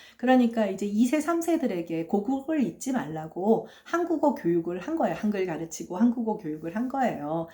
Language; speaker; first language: Korean; native; Korean